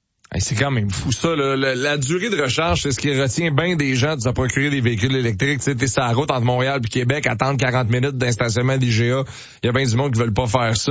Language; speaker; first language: French; native; French